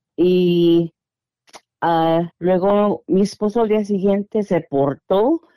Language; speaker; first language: Spanish; native; Spanish